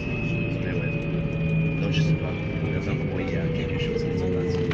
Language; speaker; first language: French; early bilingual, heritage; English